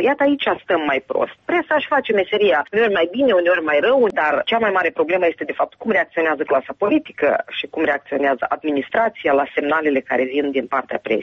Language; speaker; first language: Romanian; native; Romanian